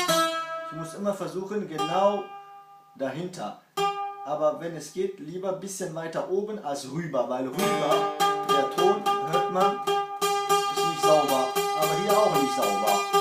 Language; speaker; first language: German; early bilingual, other home language; Kurdish